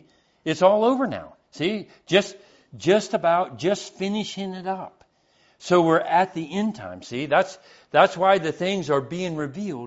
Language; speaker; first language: English; native; English